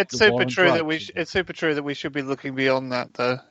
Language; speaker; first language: English; native; English